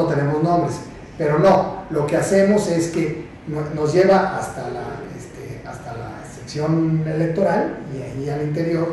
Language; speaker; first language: Spanish; native; Spanish